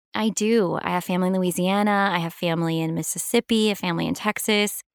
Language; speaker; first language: English; native; English